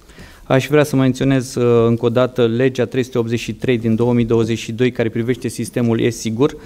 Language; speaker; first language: Romanian; native; Romanian